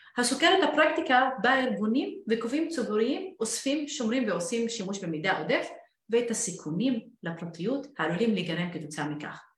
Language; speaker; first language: Hebrew; non-native, local second language; Arabic